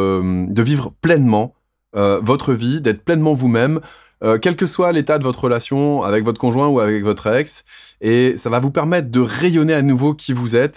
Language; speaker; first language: French; native; French